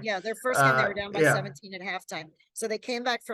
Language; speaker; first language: English; native; English